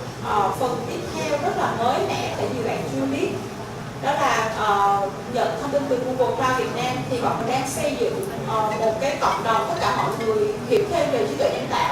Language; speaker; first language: Vietnamese; native; Vietnamese